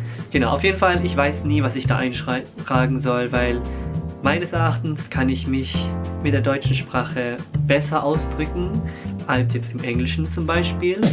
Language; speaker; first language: German; early bilingual, other home language; Filipino